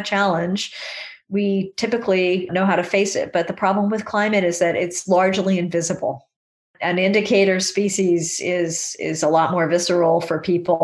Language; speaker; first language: English; native; English